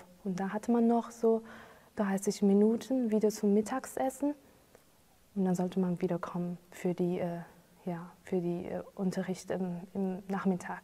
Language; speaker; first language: German; non-native, fluent; Chinese